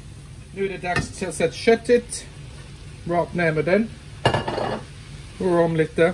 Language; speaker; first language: Swedish; non-native, fluent; English